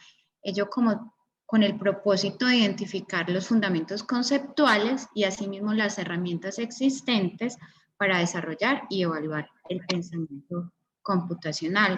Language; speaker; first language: Spanish; native; Spanish